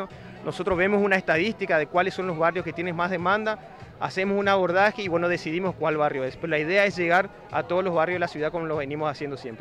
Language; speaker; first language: Spanish; native; Spanish